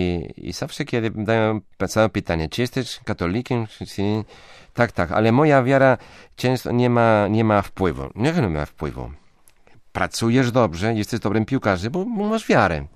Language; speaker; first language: Polish; non-native, fluent; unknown